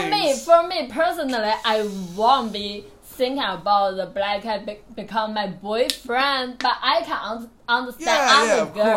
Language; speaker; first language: English; non-native, learner; Chinese